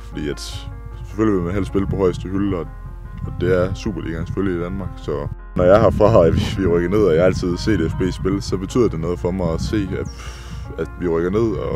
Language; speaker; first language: Danish; native; Danish